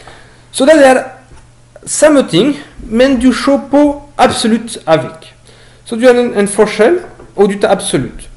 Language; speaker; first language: Norwegian; non-native, learner; French